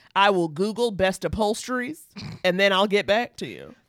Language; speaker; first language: English; native; English